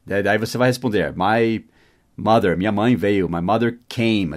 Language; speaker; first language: Portuguese; non-native, fluent; English